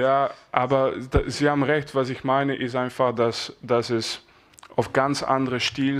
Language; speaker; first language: German; non-native, fluent; French